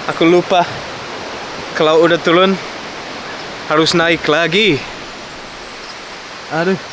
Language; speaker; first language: Indonesian; non-native, learner; English